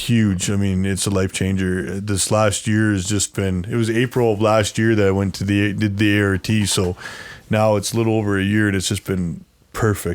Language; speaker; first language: English; native; English